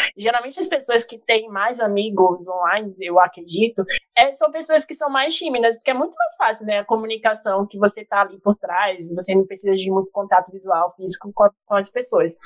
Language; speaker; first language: Portuguese; native; Portuguese